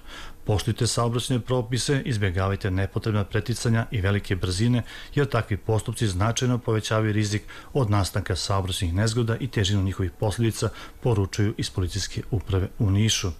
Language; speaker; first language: Serbian; native; Serbian